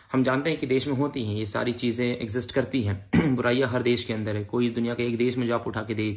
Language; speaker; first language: Hindi; native; Hindi